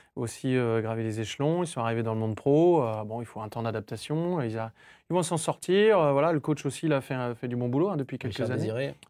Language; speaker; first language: French; native; French